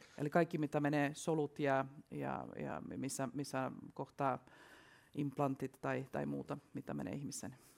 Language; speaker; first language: Finnish; non-native, fluent; Russian